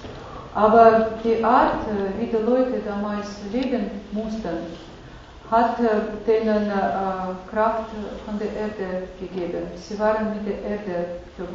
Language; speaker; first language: German; non-native, fluent; Russian